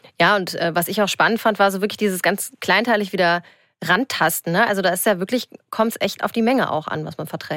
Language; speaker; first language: German; native; German